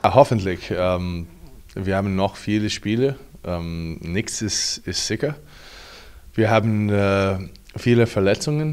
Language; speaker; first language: German; non-native, fluent; English